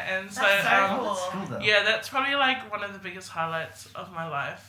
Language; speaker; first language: English; native; English